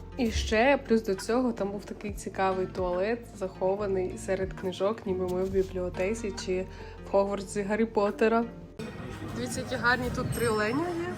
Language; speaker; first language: Ukrainian; native; Ukrainian